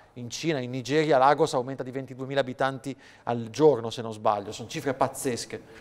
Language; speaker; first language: Italian; native; Italian